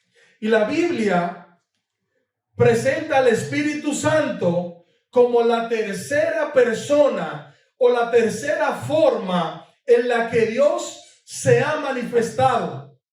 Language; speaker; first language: Spanish; native; Spanish